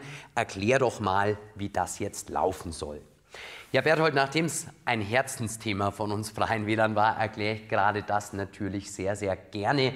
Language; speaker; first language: German; native; German